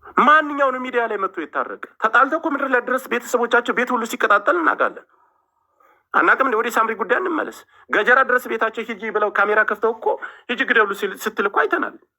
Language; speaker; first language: Amharic; native; Amharic